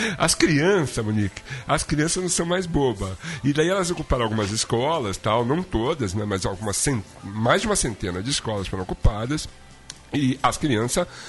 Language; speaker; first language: Portuguese; native; Portuguese